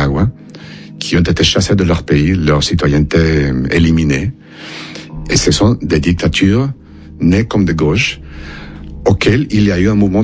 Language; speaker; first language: French; non-native, fluent; Spanish